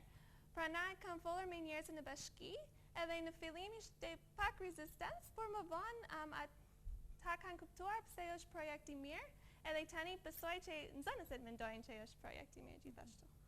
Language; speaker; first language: Albanian; non-native, learner; English